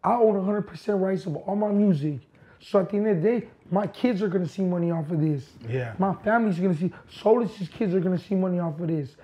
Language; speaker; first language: English; native; English